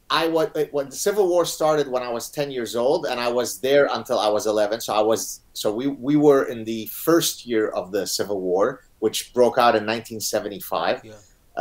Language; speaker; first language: English; non-native, fluent; Arabic